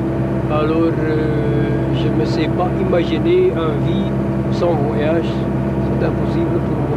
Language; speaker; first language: French; non-native, local second language; Dutch